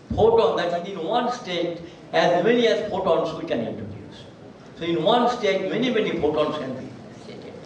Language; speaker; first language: English; non-native, local second language; Bangla